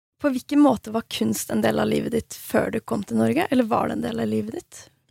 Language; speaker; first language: Norwegian; native; Norwegian